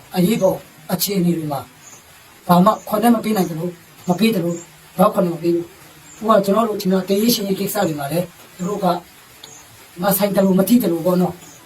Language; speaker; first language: Burmese; non-native, local second language; Tedim Chin